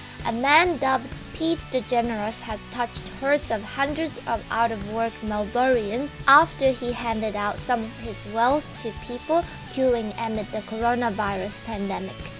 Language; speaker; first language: English; non-native, fluent; Japanese